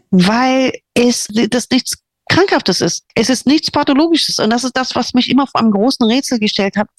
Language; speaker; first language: German; non-native, fluent; English